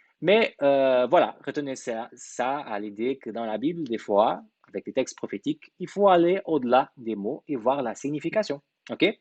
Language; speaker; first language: French; non-native, fluent; Portuguese